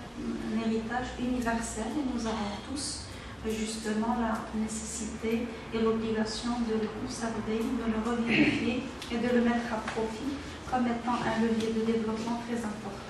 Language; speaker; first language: French; non-native, local second language; Arabic